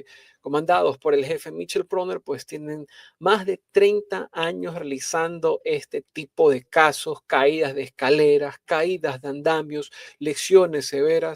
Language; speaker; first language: Spanish; native; Spanish